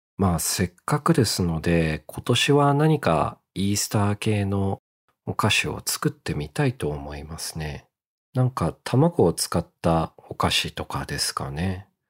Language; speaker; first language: Japanese; early bilingual, heritage; Japanese